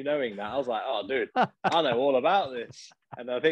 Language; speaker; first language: English; native; English